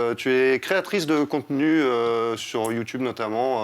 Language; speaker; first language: French; native; French